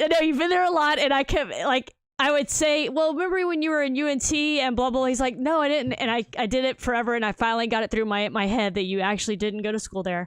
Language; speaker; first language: English; native; English